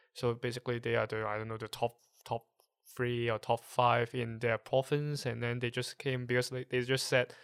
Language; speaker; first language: English; non-native, local second language; Cantonese